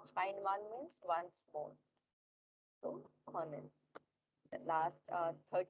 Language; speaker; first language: German; non-native, learner; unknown